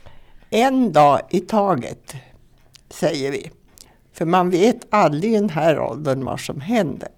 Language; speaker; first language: Swedish; native; Swedish